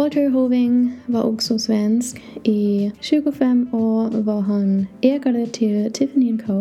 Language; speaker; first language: Swedish; non-native, learner; English